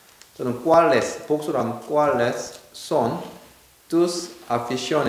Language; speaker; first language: Spanish; non-native, learner; Korean